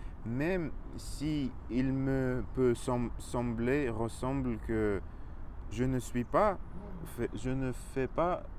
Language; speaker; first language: French; non-native, fluent; Russian